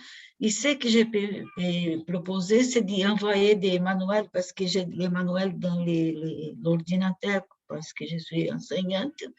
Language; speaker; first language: French; non-native, fluent; Portuguese